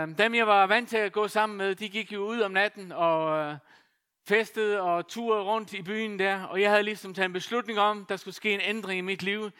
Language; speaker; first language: Danish; non-native, local second language; Faroese